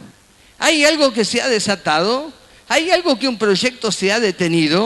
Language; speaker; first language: Spanish; native; Spanish